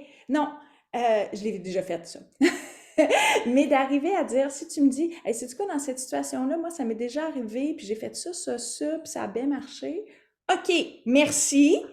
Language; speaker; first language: French; native; French